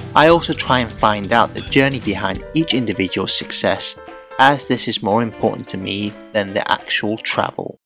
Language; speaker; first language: English; native; English